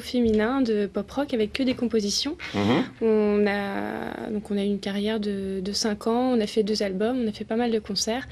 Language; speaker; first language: French; native; French